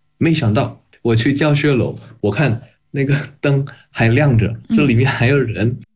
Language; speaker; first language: Chinese; non-native, fluent; Indonesian